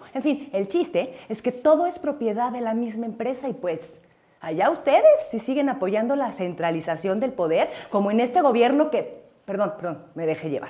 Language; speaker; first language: Spanish; native; Spanish